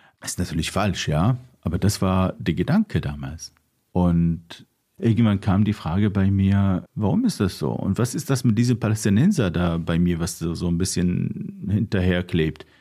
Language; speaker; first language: German; non-native, fluent; Arabic